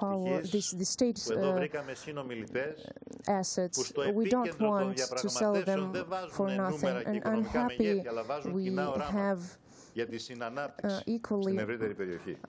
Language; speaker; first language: Greek; native; Greek